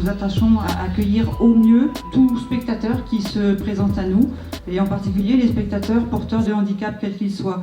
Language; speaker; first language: French; native; French